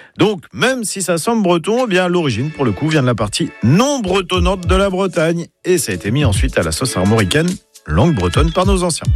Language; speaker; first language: French; native; French